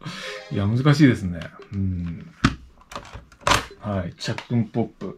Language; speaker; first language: Japanese; native; Japanese